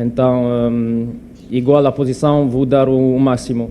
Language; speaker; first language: Portuguese; non-native, learner; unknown